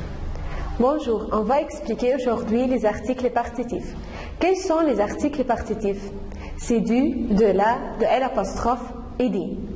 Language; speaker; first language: French; non-native, fluent; Arabic